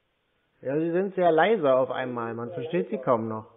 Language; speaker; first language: German; native; German